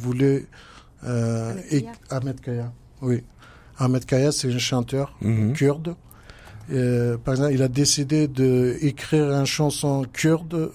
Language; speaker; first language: French; non-native, learner; Kurdish